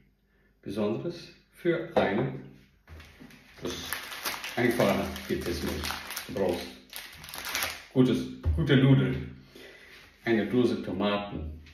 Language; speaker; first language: German; non-native, fluent; Portuguese